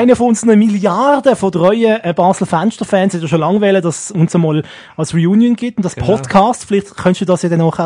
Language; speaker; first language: German; native; German